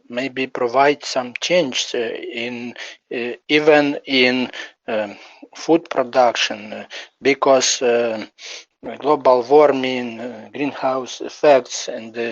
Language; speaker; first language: English; non-native, learner; Ukrainian